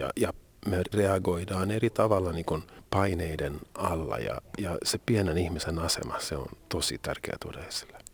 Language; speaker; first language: Finnish; non-native, local second language; Swedish